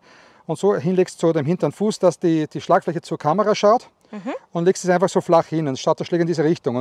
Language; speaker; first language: German; native; German